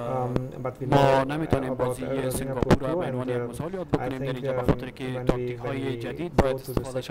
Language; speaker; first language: English; non-native, fluent; German